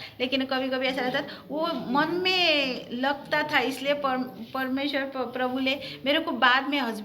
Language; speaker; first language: Hindi; early bilingual, heritage; Hindi